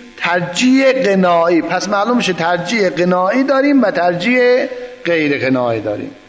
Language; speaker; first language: Persian; non-native, local second language; Azerbaijani